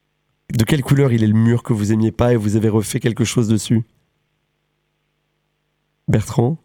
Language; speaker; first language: French; native; French